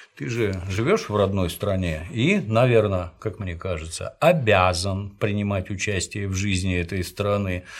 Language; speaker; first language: Russian; native; Russian